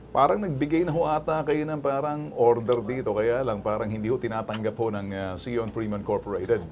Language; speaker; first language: Filipino; native; Filipino